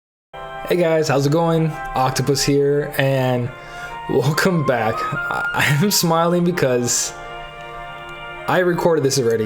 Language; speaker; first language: English; native; English